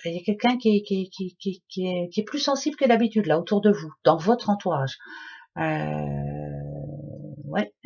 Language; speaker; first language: French; native; French